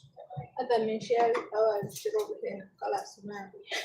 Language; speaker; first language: Arabic; non-native, learner; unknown